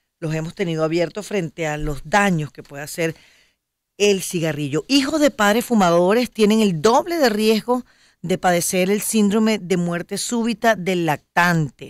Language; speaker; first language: Spanish; native; Spanish